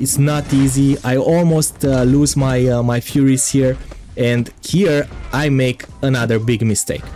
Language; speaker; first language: English; non-native, fluent; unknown